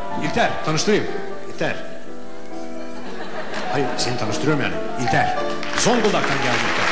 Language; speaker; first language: Turkish; native; Turkish